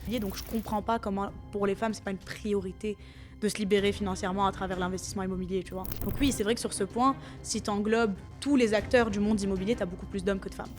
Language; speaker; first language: French; non-native, local second language; Arabic